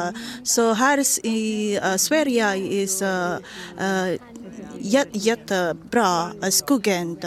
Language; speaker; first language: Swedish; non-native, learner; Indonesian